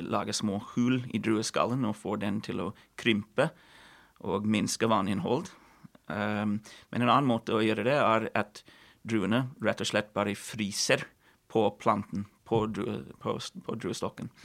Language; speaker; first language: Norwegian; non-native, fluent; English